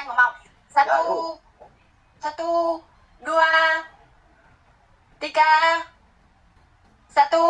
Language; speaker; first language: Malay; non-native, learner; Vietnamese